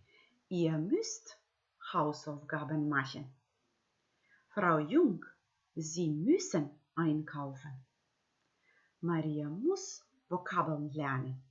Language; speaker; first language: German; non-native, fluent; Macedonian